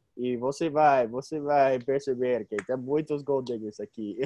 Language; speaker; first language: Portuguese; non-native, learner; English